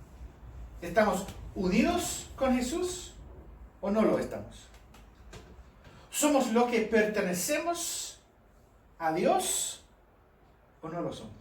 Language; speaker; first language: Spanish; non-native, fluent; English